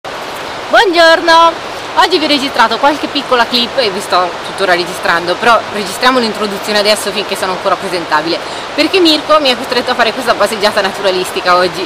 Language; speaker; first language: Italian; native; Italian